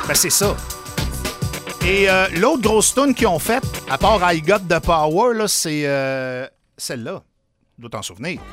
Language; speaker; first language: French; native; French